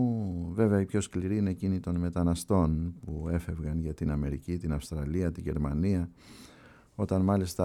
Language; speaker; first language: Greek; native; Greek